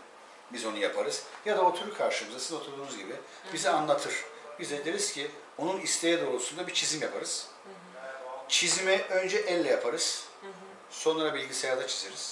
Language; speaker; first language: Turkish; native; Turkish